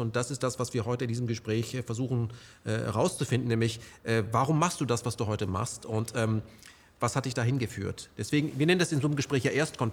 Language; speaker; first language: German; native; German